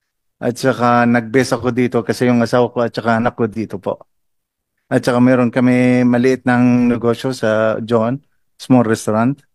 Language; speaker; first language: Filipino; non-native, learner; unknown